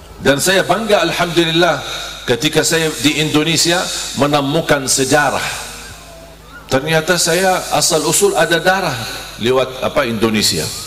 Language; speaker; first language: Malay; non-native, fluent; Arabic